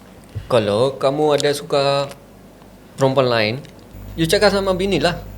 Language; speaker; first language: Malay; non-native, learner; Punjabi